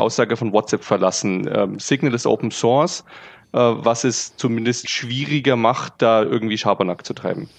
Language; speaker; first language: German; native; German